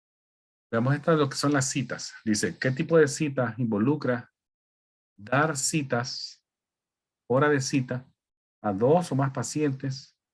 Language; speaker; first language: Spanish; native; Spanish